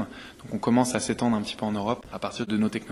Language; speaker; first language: French; native; French